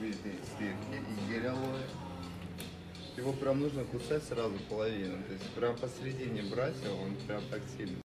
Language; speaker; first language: Russian; native; Russian